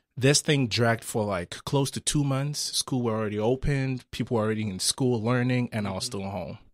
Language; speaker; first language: English; non-native, local second language; Akan